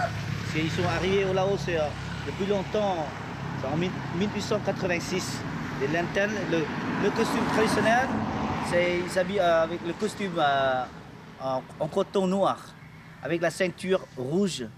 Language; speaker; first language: French; non-native, local second language; Lao